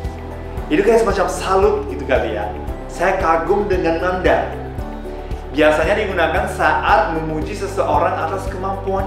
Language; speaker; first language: Indonesian; non-native, fluent; Japanese